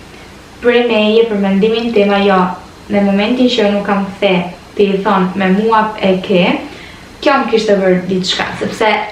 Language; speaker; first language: Albanian; early bilingual, heritage; Albanian